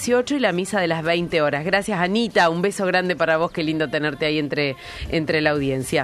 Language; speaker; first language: Spanish; native; Spanish